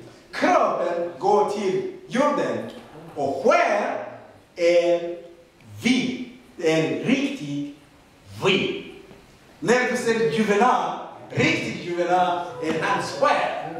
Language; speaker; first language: Swedish; non-native, fluent; Rundi